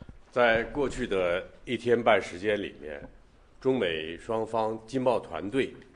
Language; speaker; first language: Chinese; native; Chinese